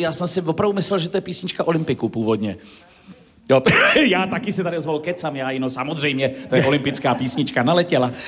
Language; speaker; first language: Czech; native; Czech